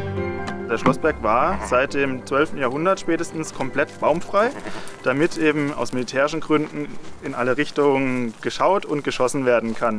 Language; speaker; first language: German; native; German